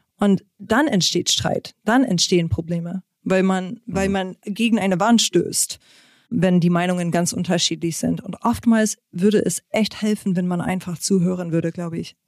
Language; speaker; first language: German; non-native, fluent; English